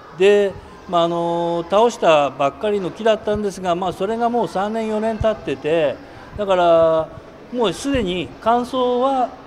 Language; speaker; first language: Japanese; native; Japanese